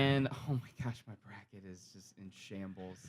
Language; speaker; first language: English; native; English